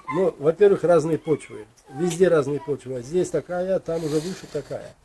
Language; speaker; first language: Russian; native; Russian